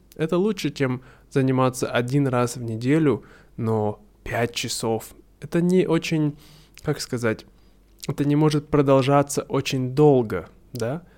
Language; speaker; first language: Russian; native; Russian